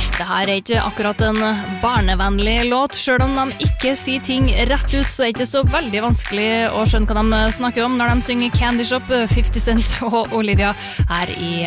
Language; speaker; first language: Norwegian; native; Norwegian